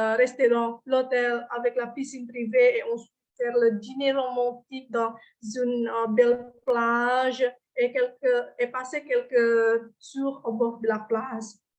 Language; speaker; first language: French; non-native, fluent; Indonesian